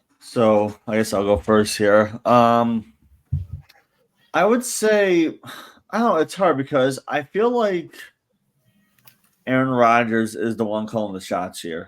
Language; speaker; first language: English; native; English